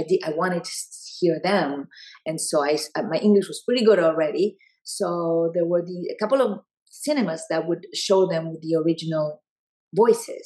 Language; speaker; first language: English; non-native, fluent; Italian